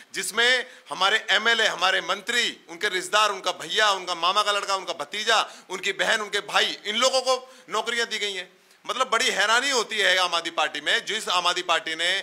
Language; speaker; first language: Hindi; native; Hindi